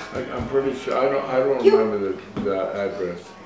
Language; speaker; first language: English; native; English